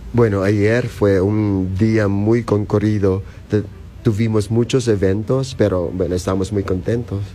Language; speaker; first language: Spanish; non-native, learner; Filipino